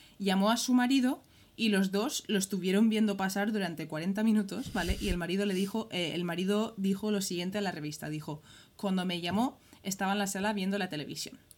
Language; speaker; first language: Spanish; early bilingual, other home language; English